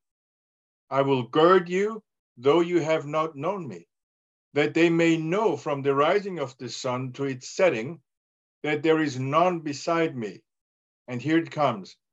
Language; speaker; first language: English; non-native, fluent; German